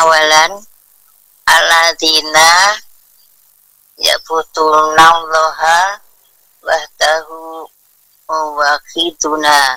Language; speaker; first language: Arabic; non-native, learner; Indonesian